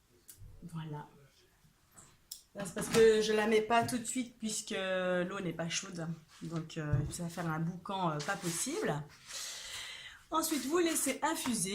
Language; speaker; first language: French; native; French